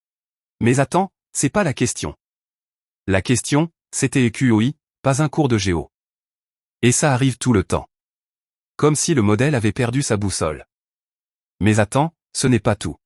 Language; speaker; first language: French; native; French